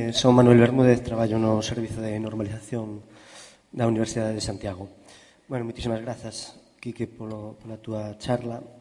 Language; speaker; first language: Galician; non-native, local second language; Spanish